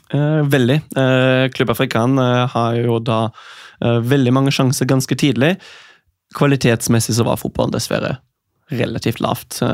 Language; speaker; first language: Norwegian; non-native, fluent; German